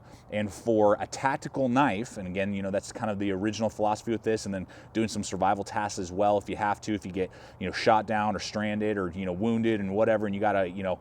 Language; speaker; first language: English; native; English